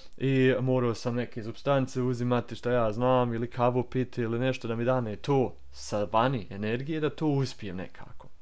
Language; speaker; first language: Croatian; early bilingual, heritage; Croatian